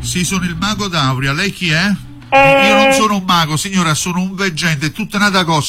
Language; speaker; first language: Italian; native; Italian